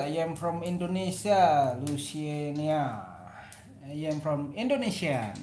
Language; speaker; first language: English; non-native, learner; Indonesian